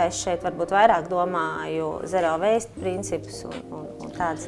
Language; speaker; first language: Latvian; native; Latvian